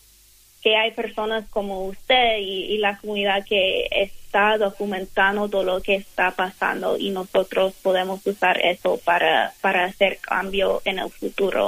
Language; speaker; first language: Spanish; non-native, fluent; English